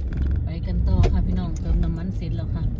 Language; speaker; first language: Thai; non-native, local second language; Lao